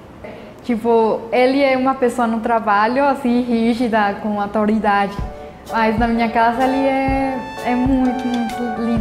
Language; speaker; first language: Portuguese; non-native, fluent; Spanish